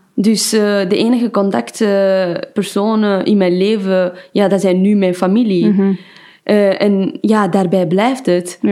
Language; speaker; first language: Dutch; non-native, fluent; Persian